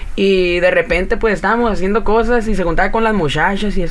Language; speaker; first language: Spanish; native; Spanish